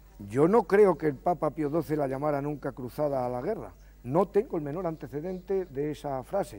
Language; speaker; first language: Spanish; native; Spanish